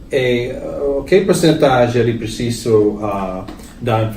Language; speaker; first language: Portuguese; non-native, learner; English